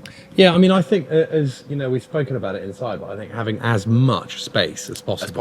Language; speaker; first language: English; native; English